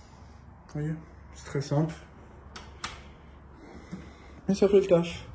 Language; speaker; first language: French; native; French